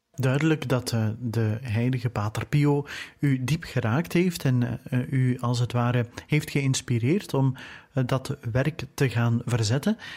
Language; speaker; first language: Dutch; native; Dutch